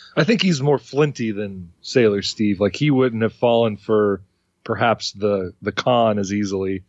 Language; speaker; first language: English; native; English